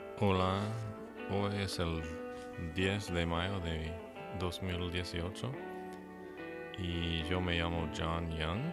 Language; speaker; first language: Spanish; non-native, learner; English